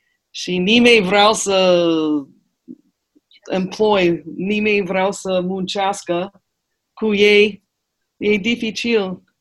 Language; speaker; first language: Romanian; non-native, learner; English